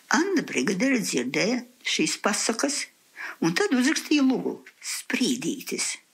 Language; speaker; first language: Latvian; early bilingual, heritage; Latvian